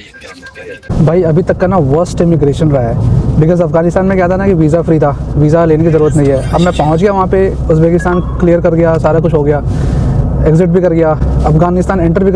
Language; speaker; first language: Hindi; native; Hindi